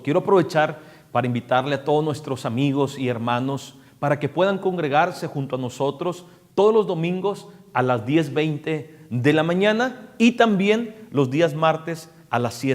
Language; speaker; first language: Spanish; native; Spanish